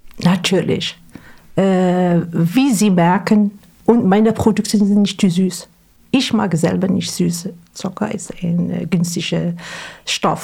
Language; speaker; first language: German; non-native, fluent; Arabic